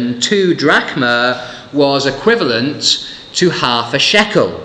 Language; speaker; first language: English; native; English